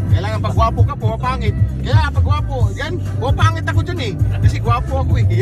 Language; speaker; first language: Filipino; non-native, local second language; Cebuano